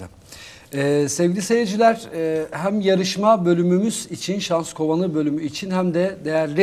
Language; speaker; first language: Turkish; native; Turkish